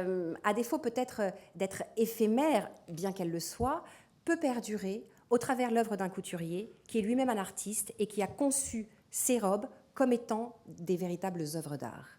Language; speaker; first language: French; native; French